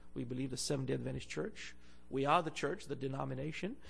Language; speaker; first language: English; non-native, fluent; Bulgarian